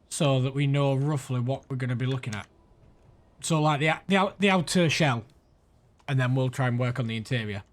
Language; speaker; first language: English; native; English